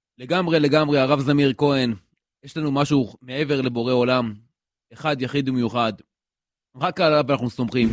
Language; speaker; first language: Hebrew; native; Hebrew